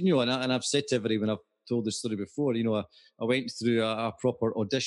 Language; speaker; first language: English; native; English